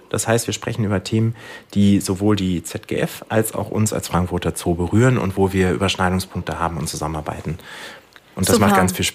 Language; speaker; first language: German; native; German